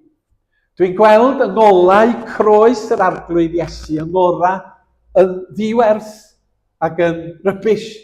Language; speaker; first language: Welsh; native; Welsh